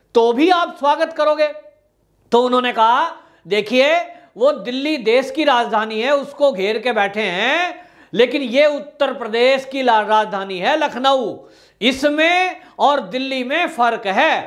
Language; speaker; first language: Hindi; native; Hindi